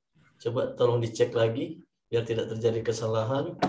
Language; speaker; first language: Indonesian; native; Indonesian